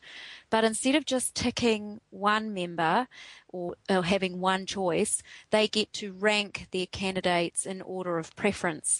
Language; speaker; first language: English; native; English